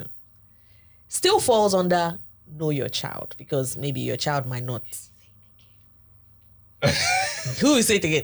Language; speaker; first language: English; non-native, local second language; Igbo